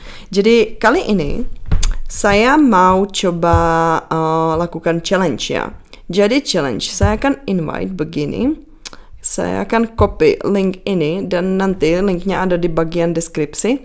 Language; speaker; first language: Indonesian; non-native, fluent; Czech